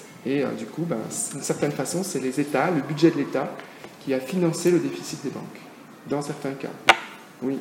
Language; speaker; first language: French; native; French